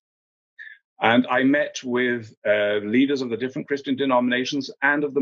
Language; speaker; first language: English; native; English